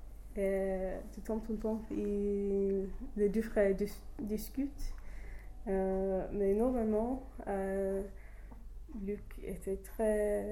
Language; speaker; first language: French; non-native, learner; English